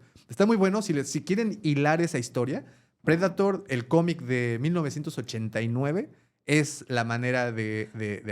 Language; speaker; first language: Spanish; native; Spanish